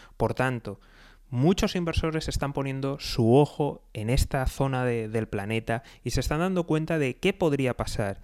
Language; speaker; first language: Spanish; native; Spanish